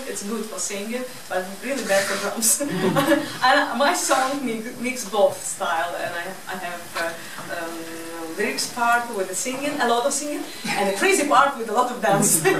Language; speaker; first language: English; non-native, learner; Ukrainian